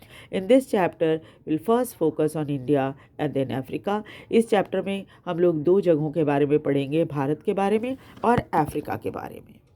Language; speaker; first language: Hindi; native; Hindi